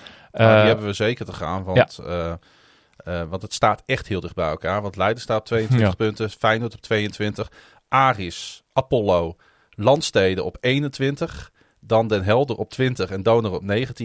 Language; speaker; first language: Dutch; native; Dutch